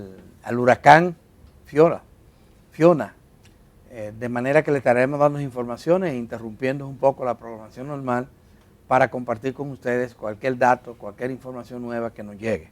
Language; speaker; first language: Spanish; native; Spanish